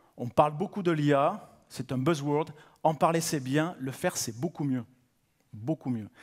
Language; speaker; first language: French; native; French